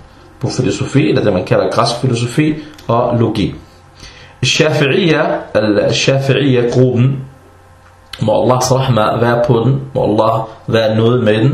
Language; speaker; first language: Danish; non-native, fluent; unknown